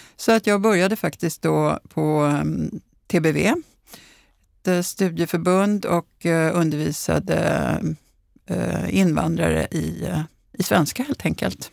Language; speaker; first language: Swedish; native; Swedish